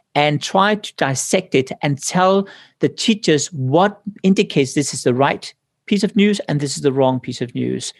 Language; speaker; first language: English; non-native, fluent; Danish